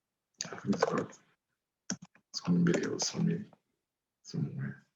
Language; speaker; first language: English; non-native, fluent; French